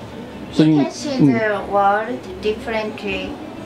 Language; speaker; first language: English; non-native, fluent; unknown